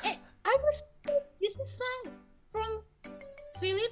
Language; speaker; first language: English; non-native, learner; Indonesian